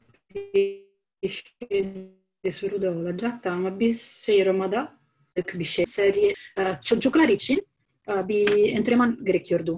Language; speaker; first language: Turkish; non-native, fluent; Italian